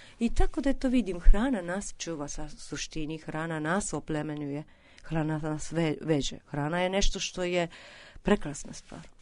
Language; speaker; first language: Serbian; non-native, fluent; Japanese